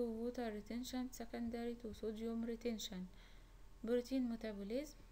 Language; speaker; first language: English; non-native, fluent; Arabic